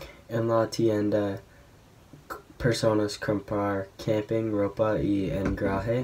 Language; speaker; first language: Spanish; non-native, learner; English